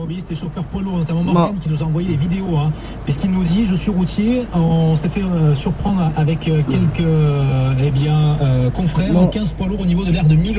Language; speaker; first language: French; native; French